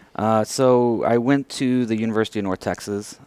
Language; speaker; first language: English; native; English